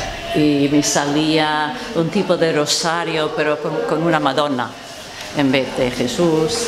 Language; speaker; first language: Spanish; non-native, fluent; English